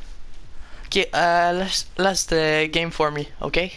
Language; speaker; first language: English; non-native, learner; French